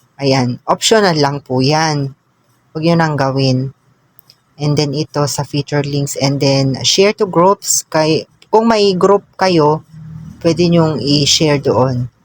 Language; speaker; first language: Filipino; non-native, local second language; Cebuano